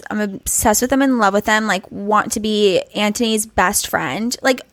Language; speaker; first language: English; native; English